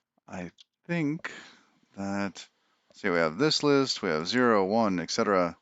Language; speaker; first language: English; native; English